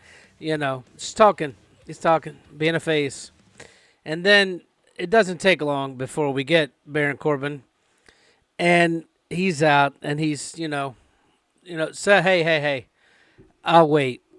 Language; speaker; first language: English; native; English